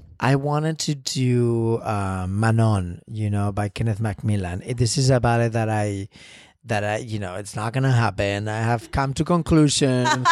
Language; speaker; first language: English; non-native, fluent; Spanish